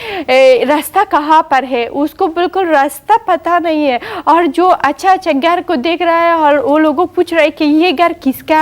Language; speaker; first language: Hindi; non-native, learner; Persian